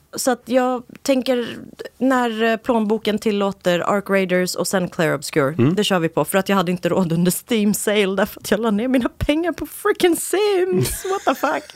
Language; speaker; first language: Swedish; native; Swedish